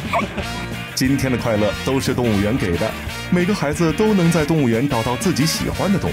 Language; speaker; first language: Chinese; native; Chinese